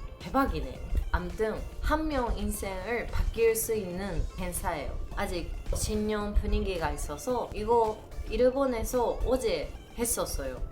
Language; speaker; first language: Korean; non-native, learner; Japanese